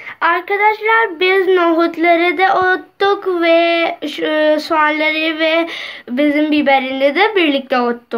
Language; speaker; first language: Turkish; non-native, learner; Urdu